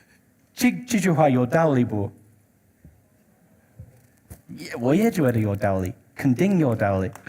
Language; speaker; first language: Chinese; non-native, learner; English